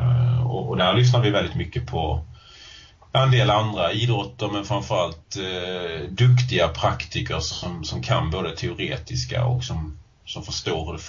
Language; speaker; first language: Swedish; native; Swedish